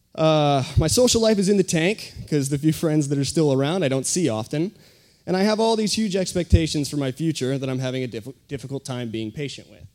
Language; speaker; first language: English; native; English